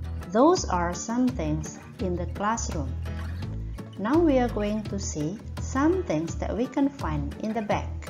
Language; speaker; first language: English; non-native, fluent; Indonesian